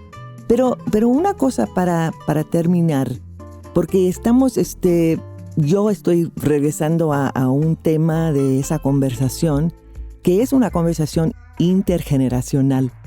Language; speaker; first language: Spanish; non-native, fluent; English